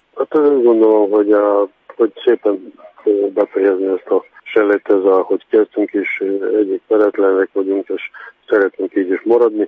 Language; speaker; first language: Hungarian; non-native, fluent; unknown